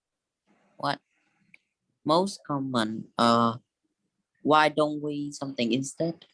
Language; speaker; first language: English; non-native, learner; Vietnamese